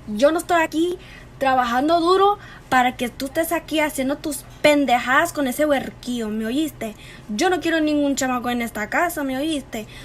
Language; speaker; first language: Spanish; early bilingual, other home language; English